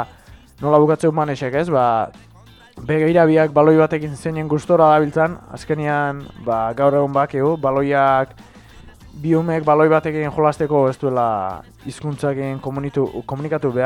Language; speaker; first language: Basque; native; Basque